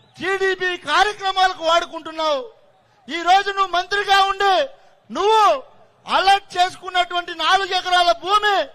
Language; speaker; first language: Telugu; native; Telugu